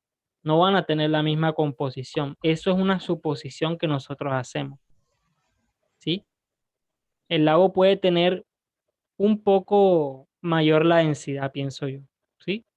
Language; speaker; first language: Spanish; native; Spanish